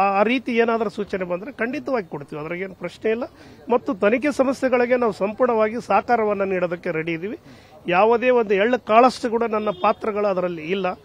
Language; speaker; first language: Kannada; native; Kannada